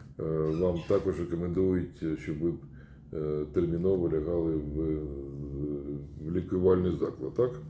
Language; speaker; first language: Ukrainian; native; Ukrainian